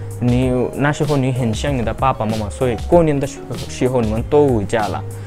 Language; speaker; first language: Chinese; non-native, learner; Bangla